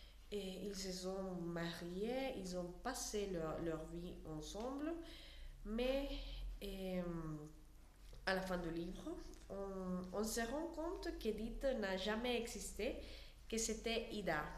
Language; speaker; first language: French; non-native, learner; Spanish